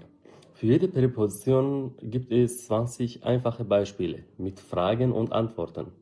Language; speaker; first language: German; non-native, fluent; Arabic